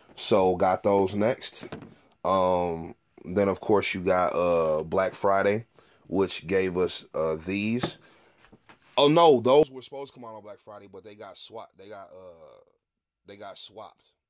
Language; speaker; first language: English; native; English